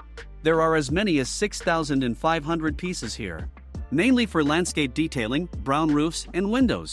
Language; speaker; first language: English; non-native, fluent; Russian